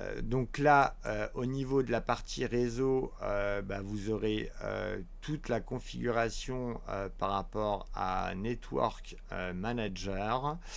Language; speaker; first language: French; native; French